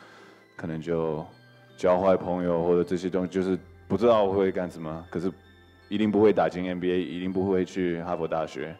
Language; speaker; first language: Chinese; early bilingual, heritage; English